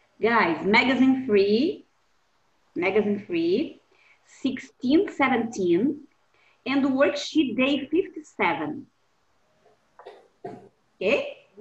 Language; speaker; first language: English; non-native, fluent; Portuguese